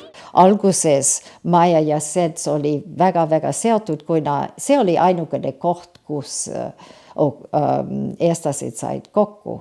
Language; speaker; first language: Estonian; early bilingual, heritage; Estonian